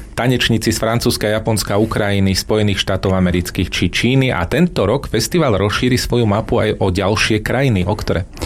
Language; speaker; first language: Slovak; native; Slovak